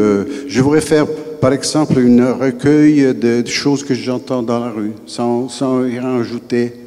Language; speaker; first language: French; non-native, fluent; Italian